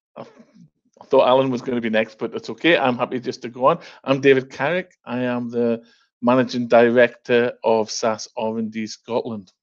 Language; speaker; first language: English; native; English